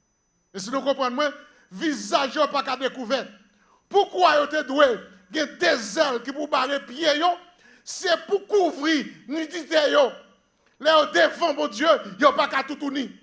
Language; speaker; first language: French; non-native, local second language; Haitian Creole